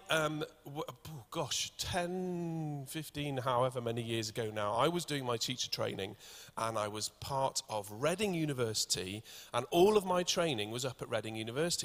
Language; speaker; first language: English; native; English